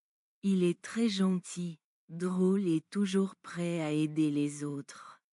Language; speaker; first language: French; non-native, learner; Bangla